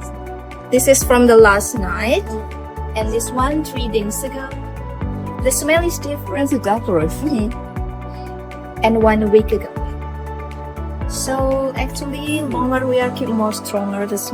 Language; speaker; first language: English; non-native, learner; Indonesian